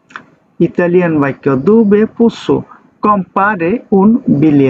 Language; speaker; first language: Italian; non-native, learner; Bangla